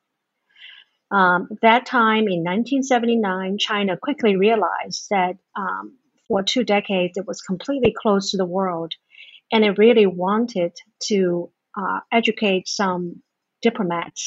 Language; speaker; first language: English; non-native, fluent; Chinese